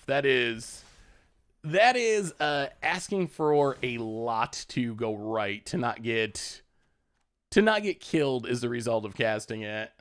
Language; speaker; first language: English; native; English